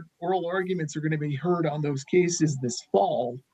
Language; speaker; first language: English; native; English